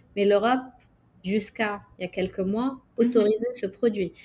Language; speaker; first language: French; non-native, local second language; Arabic